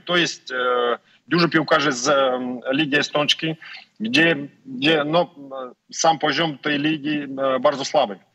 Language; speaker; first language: Polish; non-native, learner; Russian